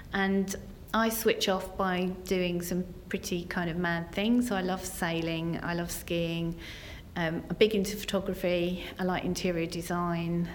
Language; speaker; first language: English; native; English